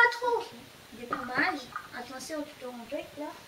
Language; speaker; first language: French; non-native, fluent; Filipino